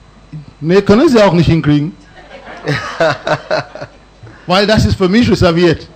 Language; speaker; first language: German; non-native, learner; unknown